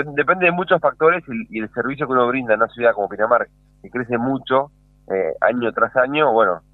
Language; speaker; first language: Spanish; native; Spanish